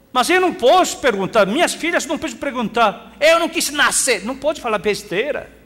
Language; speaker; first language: Portuguese; non-native, fluent; Korean